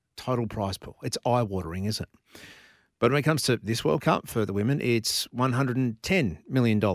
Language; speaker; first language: English; native; English